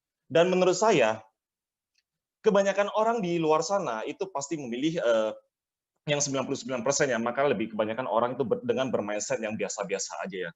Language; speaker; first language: Indonesian; native; Indonesian